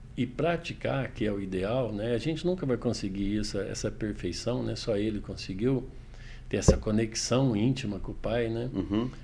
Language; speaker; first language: Portuguese; native; Portuguese